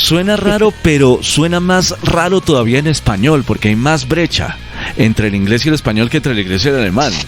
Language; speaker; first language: Spanish; native; Spanish